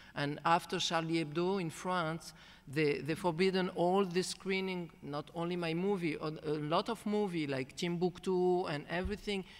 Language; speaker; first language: English; non-native, fluent; Arabic